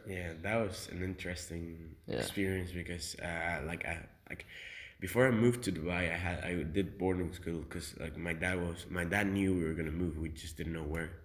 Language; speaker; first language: English; early bilingual, other home language; Spanish